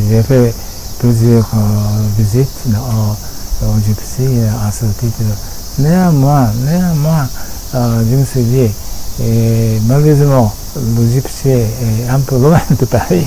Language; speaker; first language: French; non-native, fluent; Japanese